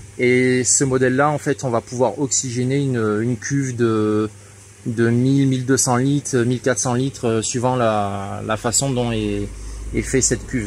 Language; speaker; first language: French; native; French